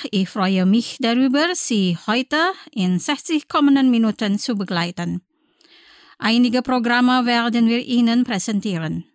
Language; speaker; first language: German; non-native, fluent; Indonesian